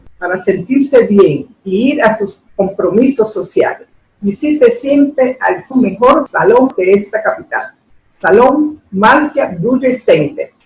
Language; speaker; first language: Spanish; native; Spanish